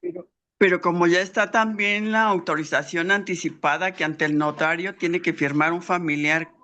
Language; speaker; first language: Spanish; native; Spanish